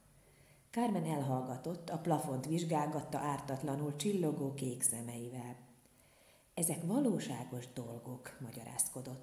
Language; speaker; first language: Hungarian; native; Hungarian